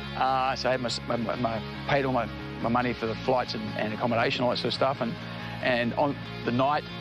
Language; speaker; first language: English; native; English